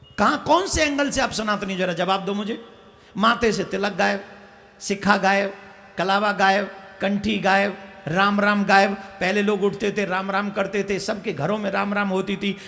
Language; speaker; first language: Hindi; native; Hindi